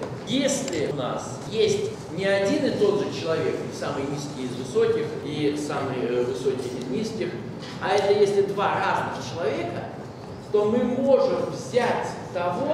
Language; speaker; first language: Russian; native; Russian